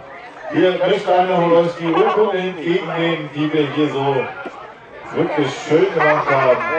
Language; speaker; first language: German; native; German